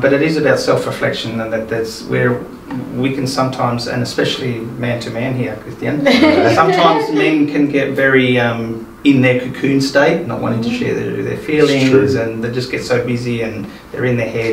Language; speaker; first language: English; early bilingual, other home language; Spanish